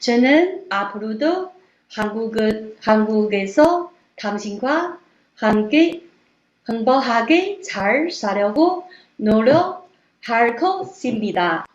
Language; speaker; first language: Korean; non-native, learner; Chinese